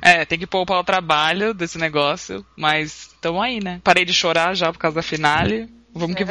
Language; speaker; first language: Portuguese; native; Portuguese